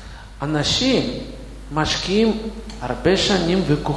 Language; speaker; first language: Hebrew; non-native, fluent; Russian